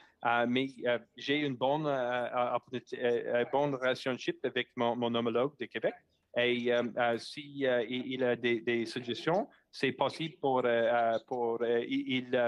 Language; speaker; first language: French; non-native, local second language; English